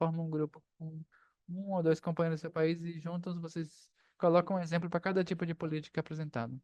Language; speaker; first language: Portuguese; non-native, fluent; Spanish